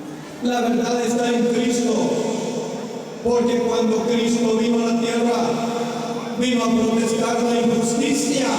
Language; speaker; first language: Spanish; native; Spanish